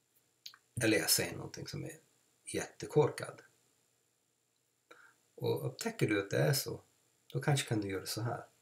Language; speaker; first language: Swedish; non-native, fluent; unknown